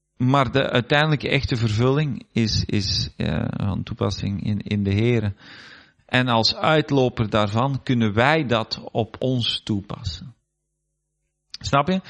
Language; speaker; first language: Dutch; native; Dutch